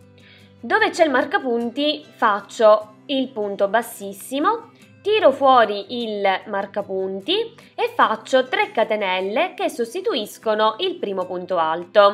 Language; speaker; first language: Italian; native; Italian